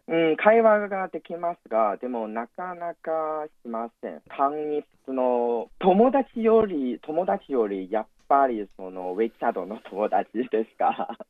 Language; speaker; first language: Japanese; non-native, fluent; Chinese